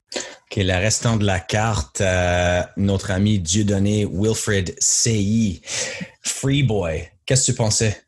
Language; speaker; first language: French; native; French